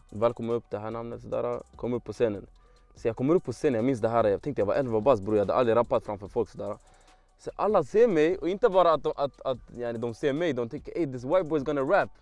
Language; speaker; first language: Swedish; early bilingual, heritage; Swedish